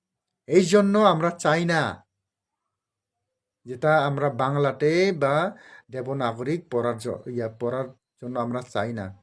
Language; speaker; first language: Bangla; non-native, local second language; Kok Borok